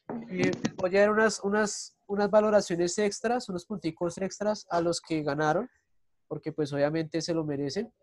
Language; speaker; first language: Spanish; native; Spanish